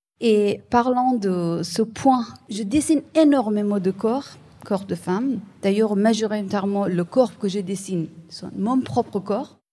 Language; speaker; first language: French; non-native, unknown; Persian